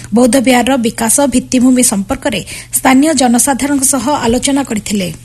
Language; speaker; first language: Odia; native; Odia